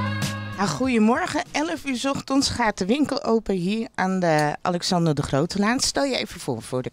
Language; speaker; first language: Dutch; native; Dutch